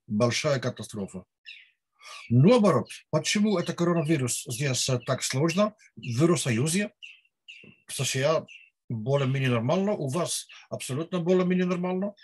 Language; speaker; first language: Russian; non-native, learner; Dutch